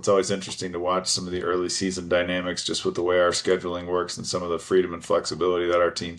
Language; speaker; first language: English; native; English